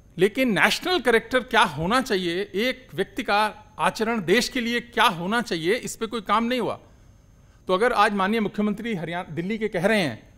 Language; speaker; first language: Hindi; native; Hindi